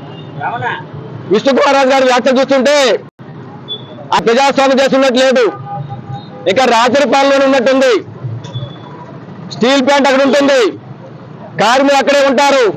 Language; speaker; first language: Telugu; native; Telugu